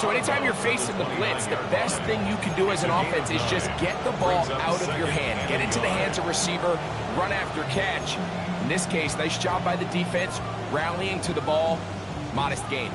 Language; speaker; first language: English; native; English